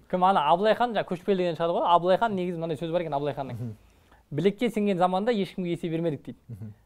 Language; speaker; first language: Kazakh; native; Kazakh